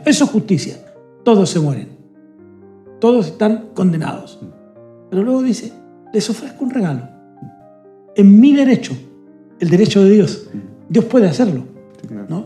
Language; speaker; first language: Spanish; native; Spanish